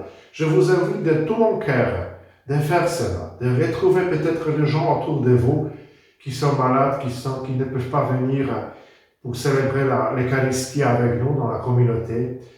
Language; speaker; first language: French; non-native, fluent; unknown